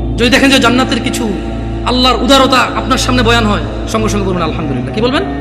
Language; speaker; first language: Bangla; early bilingual, heritage; Bangla